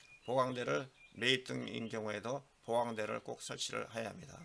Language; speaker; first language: Korean; native; Korean